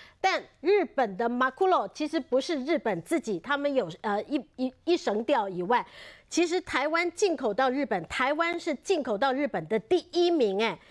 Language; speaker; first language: Chinese; native; Chinese